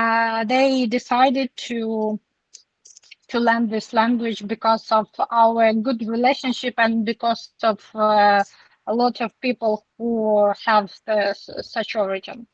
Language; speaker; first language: English; non-native, learner; Ukrainian